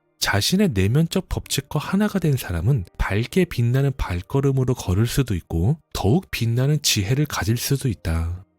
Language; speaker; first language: Korean; native; Korean